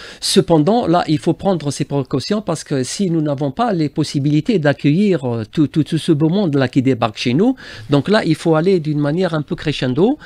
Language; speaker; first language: French; non-native, local second language; Arabic